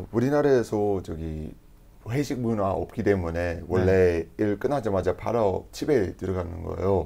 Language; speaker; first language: Korean; non-native, learner; English